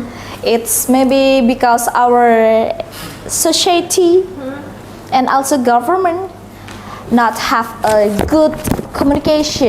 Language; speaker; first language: English; non-native, learner; Indonesian